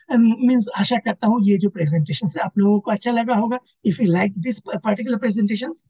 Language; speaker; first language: Hindi; non-native, local second language; Assamese